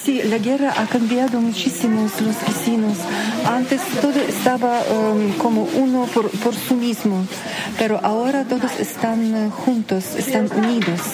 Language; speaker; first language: Spanish; non-native, learner; Ukrainian